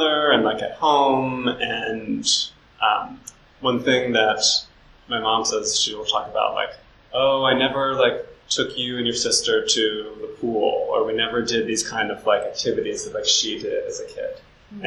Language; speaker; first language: English; native; English